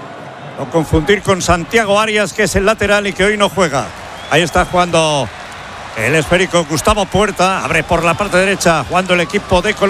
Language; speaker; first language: Spanish; native; Spanish